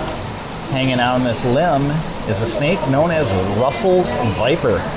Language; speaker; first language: English; native; English